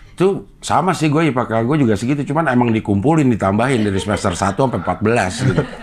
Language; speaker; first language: Indonesian; native; Indonesian